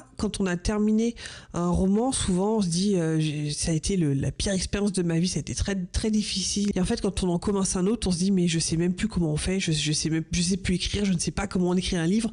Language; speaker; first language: French; native; French